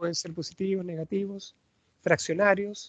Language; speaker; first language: Spanish; native; Spanish